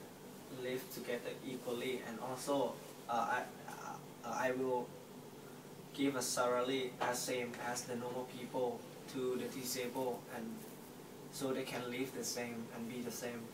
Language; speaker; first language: English; non-native, learner; Thai